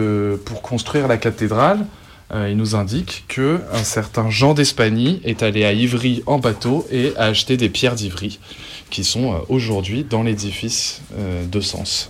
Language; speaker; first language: French; native; French